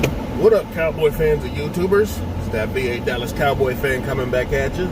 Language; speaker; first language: English; native; English